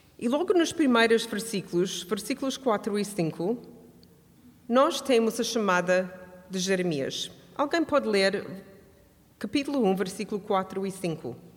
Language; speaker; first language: Portuguese; non-native, fluent; English